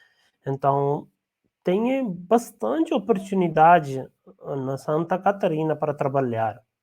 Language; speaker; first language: Portuguese; non-native, learner; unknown